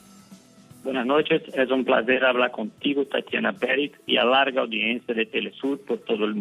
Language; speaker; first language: Spanish; non-native, fluent; Portuguese